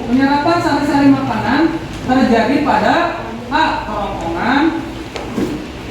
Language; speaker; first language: Indonesian; non-native, local second language; Sundanese